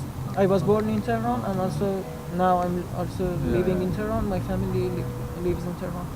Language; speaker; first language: English; non-native, learner; Persian